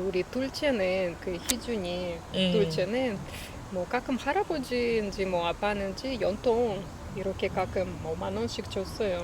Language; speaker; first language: Korean; non-native, learner; Russian